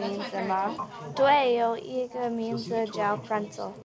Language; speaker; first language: Chinese; non-native, learner; English